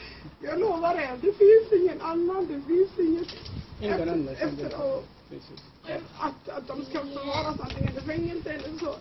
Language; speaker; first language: Swedish; non-native, fluent; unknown